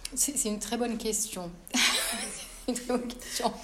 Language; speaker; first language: French; non-native, local second language; Arabic